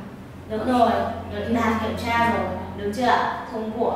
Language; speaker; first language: Chinese; non-native, fluent; Vietnamese